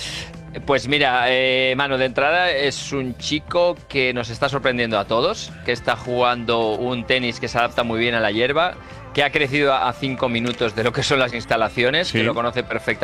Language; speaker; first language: Spanish; native; Spanish